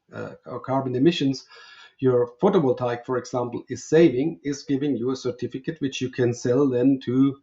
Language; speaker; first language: English; non-native, fluent; German